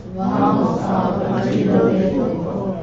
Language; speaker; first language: Spanish; non-native, learner; English